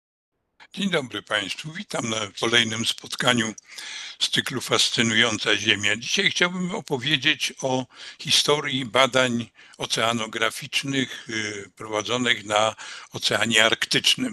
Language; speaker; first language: Polish; native; Polish